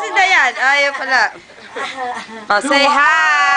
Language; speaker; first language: Filipino; native; Filipino